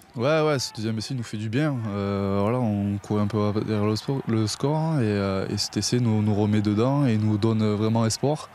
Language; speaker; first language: French; native; French